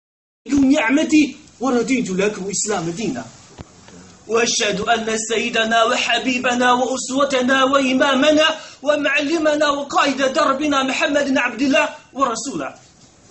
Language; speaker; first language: Arabic; non-native, fluent; Chinese